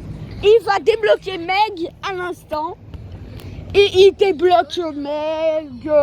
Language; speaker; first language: French; native; French